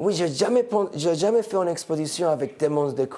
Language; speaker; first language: French; non-native, fluent; English